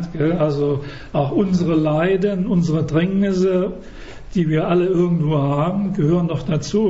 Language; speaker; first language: German; native; German